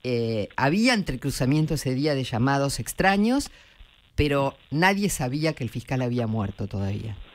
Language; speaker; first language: Spanish; native; Spanish